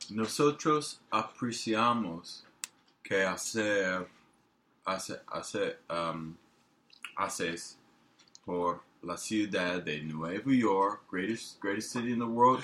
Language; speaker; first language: Spanish; non-native, learner; English